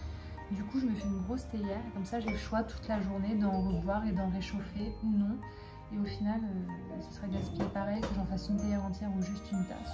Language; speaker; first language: French; native; French